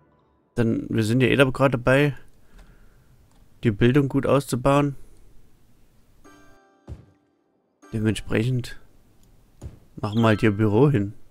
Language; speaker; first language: German; native; German